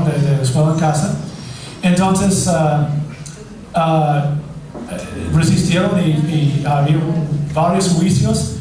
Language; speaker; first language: Spanish; non-native, fluent; English